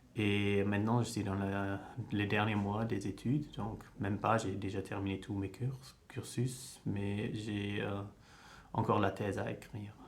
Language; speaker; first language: French; early bilingual, heritage; French